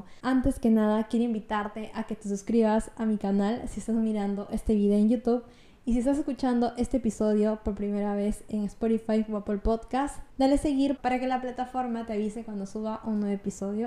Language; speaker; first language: Spanish; native; Spanish